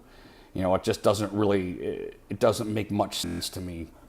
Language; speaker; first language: English; native; English